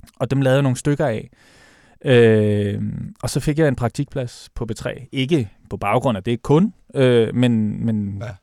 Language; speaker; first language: Danish; native; Danish